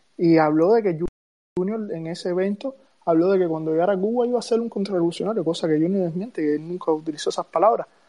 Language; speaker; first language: Spanish; native; Spanish